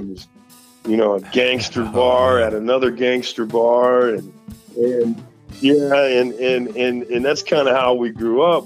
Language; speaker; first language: English; native; English